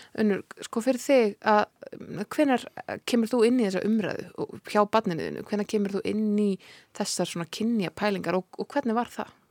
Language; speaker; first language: Icelandic; native; Icelandic